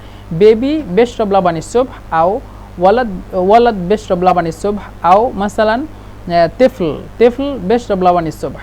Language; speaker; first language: Egyptian Arabic; non-native, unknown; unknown